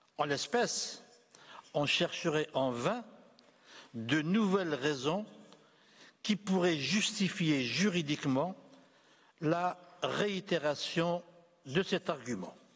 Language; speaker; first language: French; non-native, local second language; Arabic